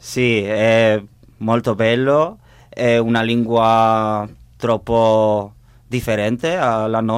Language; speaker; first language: Italian; non-native, learner; Spanish